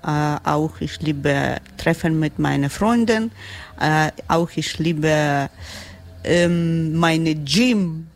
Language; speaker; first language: German; non-native, learner; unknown